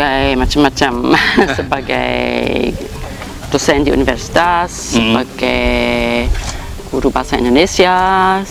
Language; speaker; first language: Indonesian; non-native, fluent; German